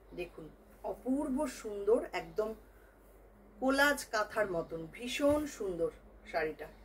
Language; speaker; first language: Hindi; non-native, local second language; Bangla